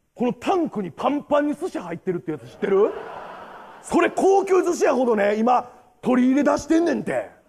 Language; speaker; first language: Japanese; native; Japanese